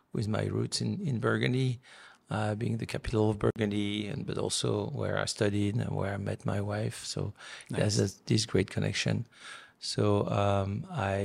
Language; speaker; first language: English; non-native, fluent; French